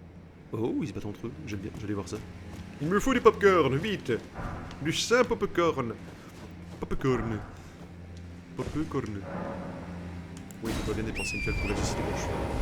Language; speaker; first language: French; native; French